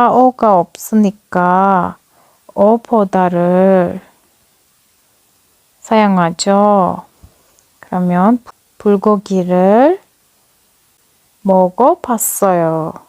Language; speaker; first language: Korean; non-native, fluent; Turkish